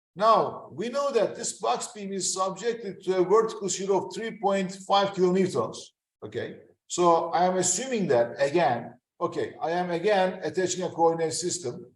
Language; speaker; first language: English; non-native, fluent; Turkish